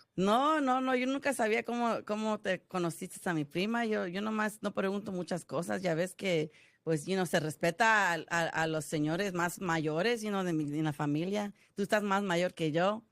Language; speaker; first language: Spanish; early bilingual, heritage; Spanish